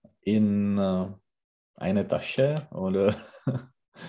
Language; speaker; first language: German; non-native, learner; Czech